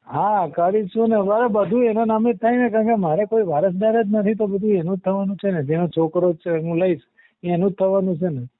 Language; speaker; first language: Gujarati; native; Gujarati